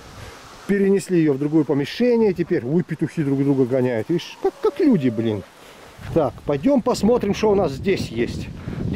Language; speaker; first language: Russian; native; Russian